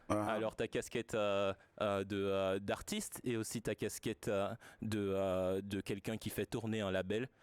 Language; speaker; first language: French; native; French